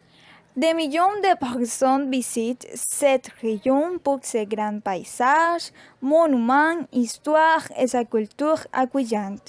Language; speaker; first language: French; non-native, learner; Spanish